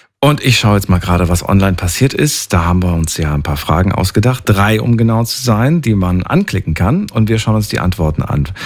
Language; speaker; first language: German; native; German